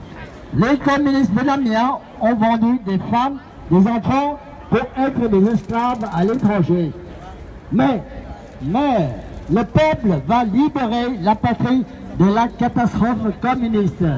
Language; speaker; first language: French; non-native, fluent; Vietnamese